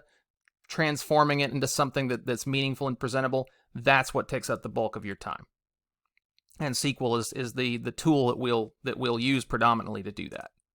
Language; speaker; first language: English; native; English